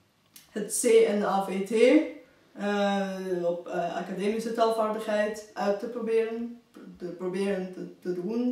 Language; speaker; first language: Dutch; non-native, fluent; Bulgarian